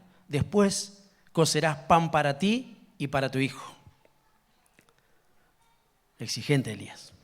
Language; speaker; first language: Spanish; native; Spanish